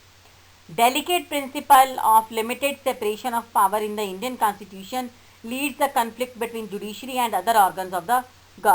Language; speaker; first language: English; non-native, local second language; Hindi